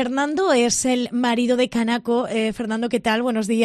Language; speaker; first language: Spanish; native; Spanish